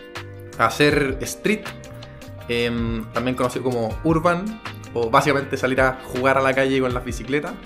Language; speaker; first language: Spanish; native; Spanish